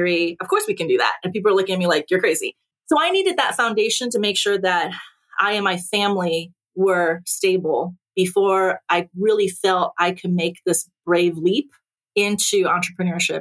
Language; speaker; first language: English; early bilingual, other home language; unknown